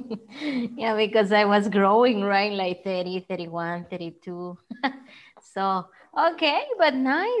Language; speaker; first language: English; non-native, fluent; Spanish